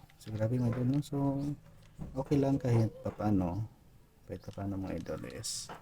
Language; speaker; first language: Filipino; non-native, local second language; Cebuano